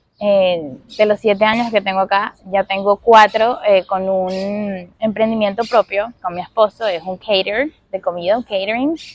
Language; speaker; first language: Spanish; native; Spanish